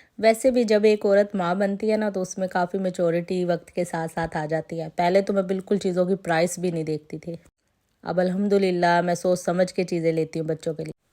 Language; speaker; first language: Urdu; non-native, local second language; Punjabi